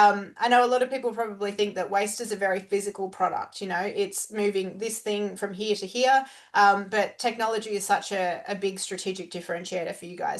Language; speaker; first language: English; native; English